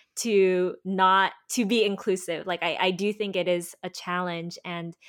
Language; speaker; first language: English; native; English